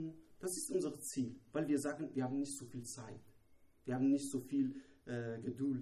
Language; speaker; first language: German; non-native, learner; Persian